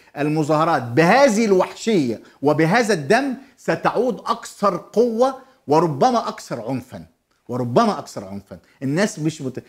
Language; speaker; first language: Arabic; native; Arabic